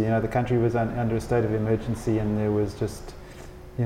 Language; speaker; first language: English; native; English